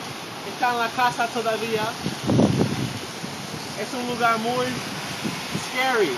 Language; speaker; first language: Spanish; non-native, learner; English